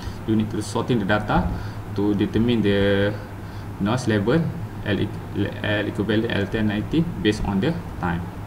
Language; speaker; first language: English; non-native, local second language; Malay